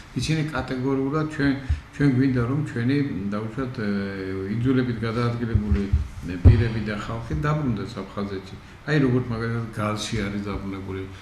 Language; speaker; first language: Georgian; native; Georgian